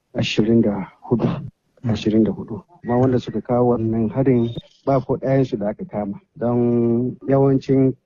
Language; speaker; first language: Hausa; non-native, local second language; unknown